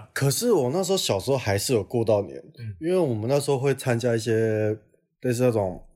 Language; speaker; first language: Chinese; early bilingual, heritage; Chinese